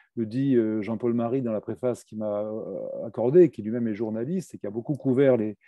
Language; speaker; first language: French; native; French